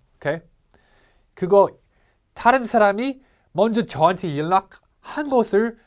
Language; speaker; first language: Korean; non-native, fluent; English